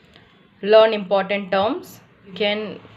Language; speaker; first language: English; non-native, local second language; Hindi